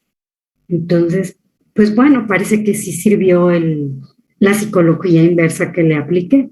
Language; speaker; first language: Spanish; native; Spanish